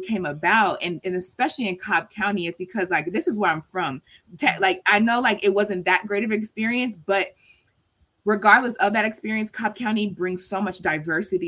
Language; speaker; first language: English; native; English